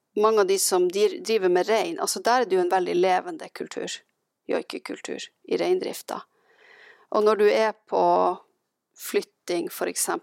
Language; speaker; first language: Norwegian; native; Norwegian